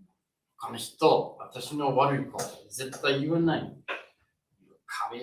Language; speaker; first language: Japanese; non-native, learner; English